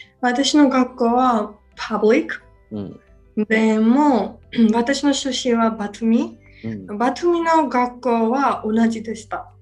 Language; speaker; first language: Japanese; non-native, learner; Georgian